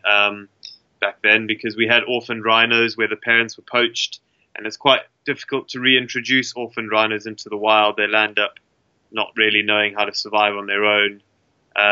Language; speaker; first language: English; native; English